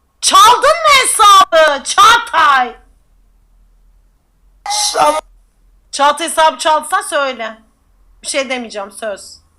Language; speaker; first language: Turkish; native; Turkish